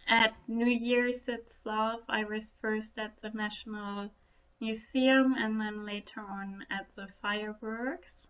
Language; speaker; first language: English; non-native, fluent; German